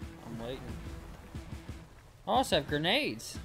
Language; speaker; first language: English; native; English